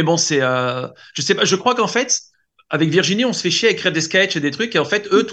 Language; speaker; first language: French; native; French